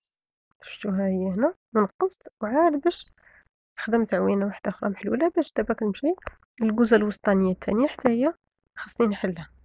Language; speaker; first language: Arabic; native; Arabic